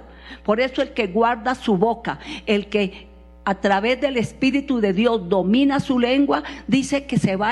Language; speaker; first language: Spanish; native; Spanish